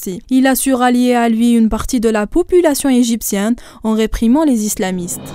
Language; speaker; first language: French; non-native, local second language; Arabic